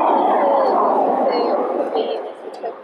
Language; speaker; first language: French; non-native, learner; Russian